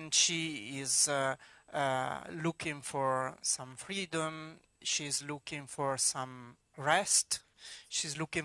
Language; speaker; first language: English; non-native, fluent; Italian